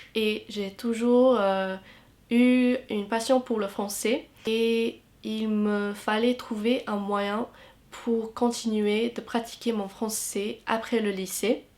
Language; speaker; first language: French; non-native, fluent; English